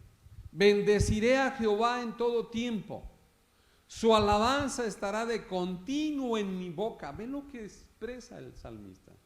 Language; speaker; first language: Spanish; native; Spanish